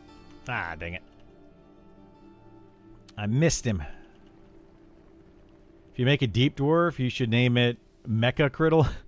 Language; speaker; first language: English; native; English